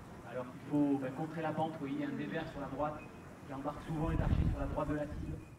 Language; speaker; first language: French; native; French